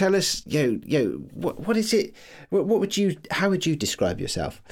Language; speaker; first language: English; native; English